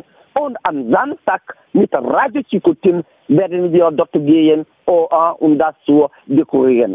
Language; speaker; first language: German; non-native, learner; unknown